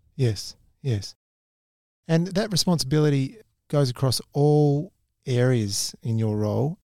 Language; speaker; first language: English; native; English